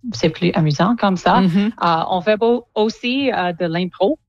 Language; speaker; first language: French; non-native, local second language; English